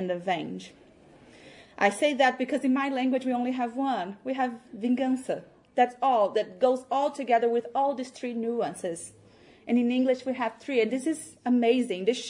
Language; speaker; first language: English; non-native, fluent; Portuguese